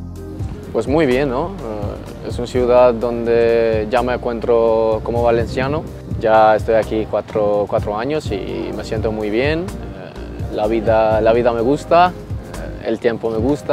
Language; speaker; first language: Spanish; non-native, fluent; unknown